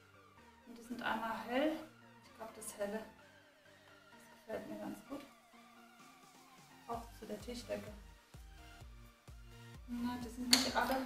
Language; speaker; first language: German; native; German